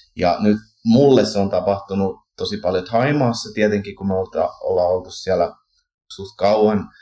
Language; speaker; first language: Finnish; early bilingual, heritage; Finnish